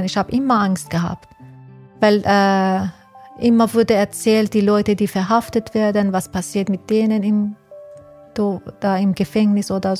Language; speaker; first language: German; non-native, learner; Persian